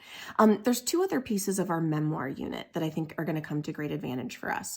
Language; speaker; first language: English; native; English